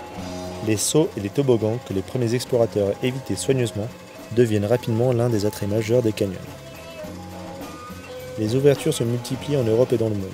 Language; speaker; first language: French; native; French